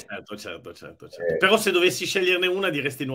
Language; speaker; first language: Italian; native; Italian